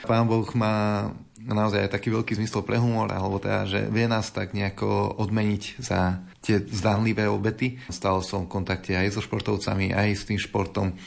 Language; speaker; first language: Slovak; native; Slovak